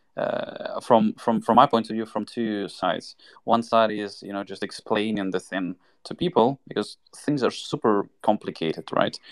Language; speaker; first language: English; non-native, fluent; Russian